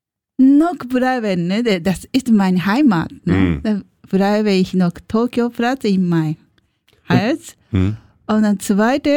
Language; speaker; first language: German; non-native, learner; Japanese